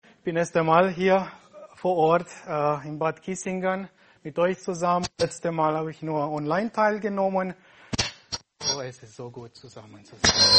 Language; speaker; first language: German; non-native, fluent; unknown